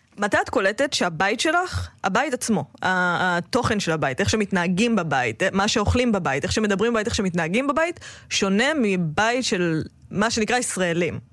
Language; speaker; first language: Hebrew; native; Hebrew